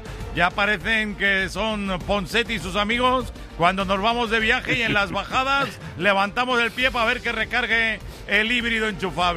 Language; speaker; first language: Spanish; native; Spanish